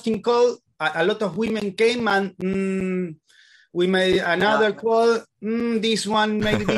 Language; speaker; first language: English; non-native, learner; Spanish